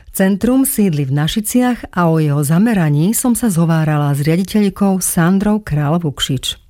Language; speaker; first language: Slovak; native; Slovak